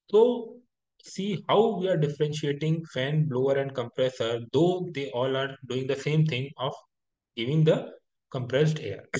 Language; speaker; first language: English; non-native, local second language; Hindi